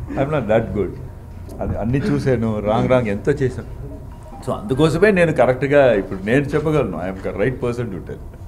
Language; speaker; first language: Telugu; non-native, learner; Tamil